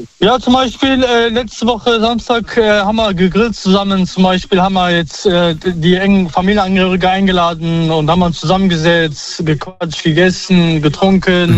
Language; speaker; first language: German; early bilingual, other home language; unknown